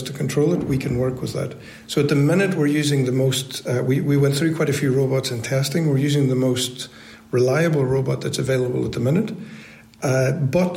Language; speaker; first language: English; native; English